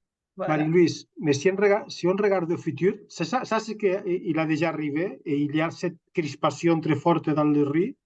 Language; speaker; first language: French; non-native, fluent; Catalan